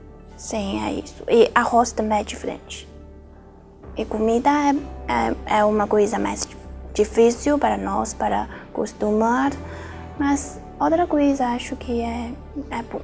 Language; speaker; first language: Portuguese; non-native, learner; Chinese